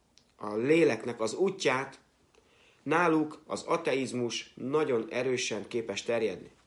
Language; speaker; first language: Hungarian; native; Hungarian